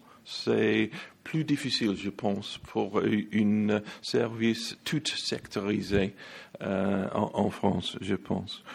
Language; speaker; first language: French; non-native, learner; English